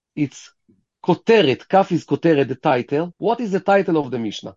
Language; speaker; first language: English; early bilingual, heritage; Hebrew